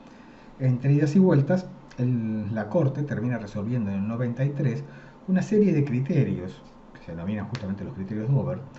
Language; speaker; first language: Spanish; native; Spanish